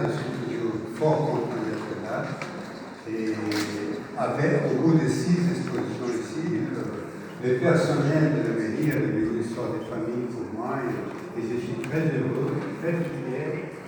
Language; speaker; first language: French; non-native, fluent; Portuguese